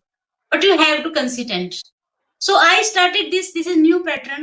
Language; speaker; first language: English; non-native, local second language; Hindi